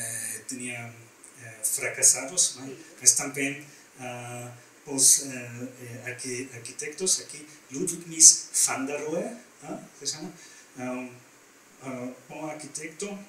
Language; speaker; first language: Portuguese; non-native, learner; German